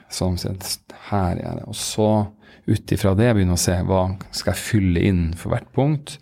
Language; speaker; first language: Norwegian; native; Norwegian